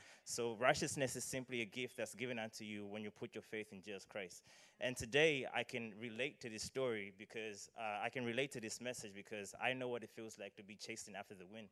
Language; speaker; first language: English; non-native, local second language; Nyanja